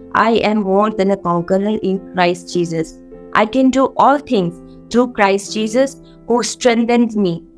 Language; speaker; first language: English; non-native, local second language; Assamese